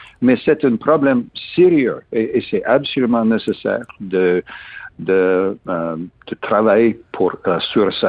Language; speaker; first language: French; non-native, learner; English